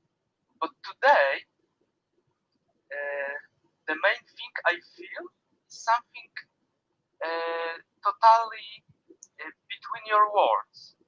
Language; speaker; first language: English; non-native, learner; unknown